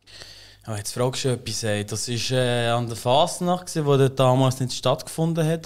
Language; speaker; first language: German; native; German